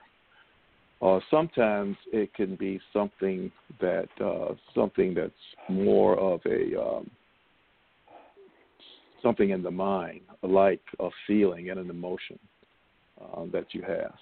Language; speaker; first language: English; native; English